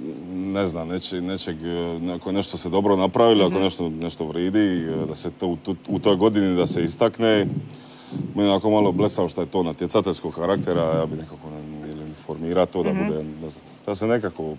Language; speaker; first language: Bosnian; native; Bosnian